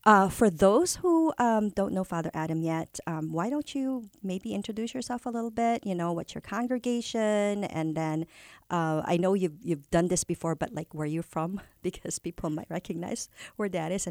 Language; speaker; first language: English; non-native, local second language; Filipino